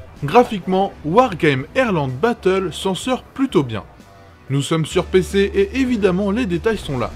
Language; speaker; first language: French; native; French